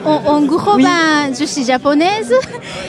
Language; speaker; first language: French; non-native, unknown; Japanese